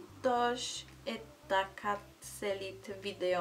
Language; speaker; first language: Finnish; non-native, learner; Italian